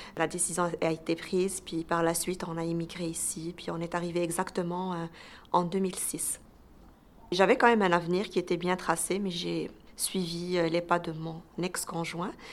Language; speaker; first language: French; non-native, local second language; Arabic